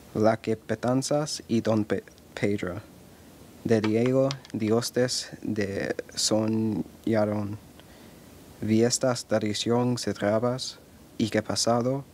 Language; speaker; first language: Spanish; early bilingual, other home language; English